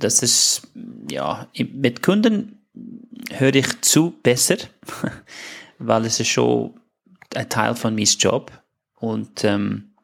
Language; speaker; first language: German; non-native, fluent; English